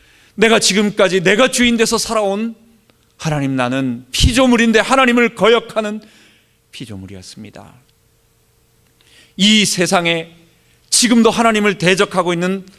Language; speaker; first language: Korean; native; Korean